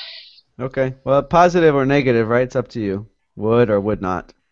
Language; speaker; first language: English; native; English